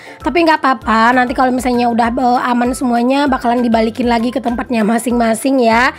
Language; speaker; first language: Indonesian; native; Indonesian